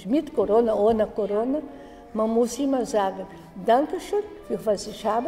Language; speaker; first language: German; non-native, fluent; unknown